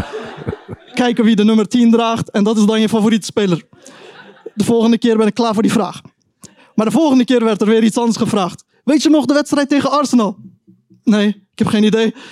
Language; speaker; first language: Dutch; early bilingual, other home language; Turkish